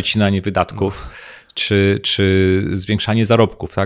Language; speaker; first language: Polish; native; Polish